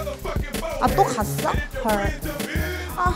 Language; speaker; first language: Chinese; non-native, learner; Korean